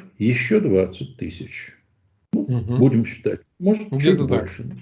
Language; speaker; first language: Russian; native; Russian